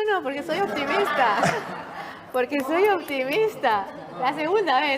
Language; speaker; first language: Spanish; native; Spanish